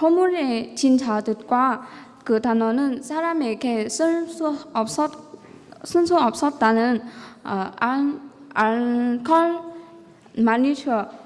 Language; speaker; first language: Korean; non-native, learner; Vietnamese